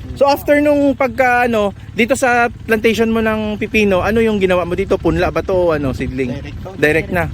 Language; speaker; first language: Filipino; native; Filipino